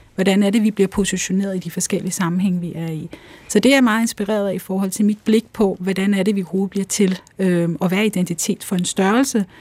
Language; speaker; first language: Danish; early bilingual, other home language; Urdu